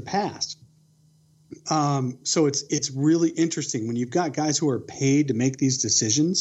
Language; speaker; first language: English; native; English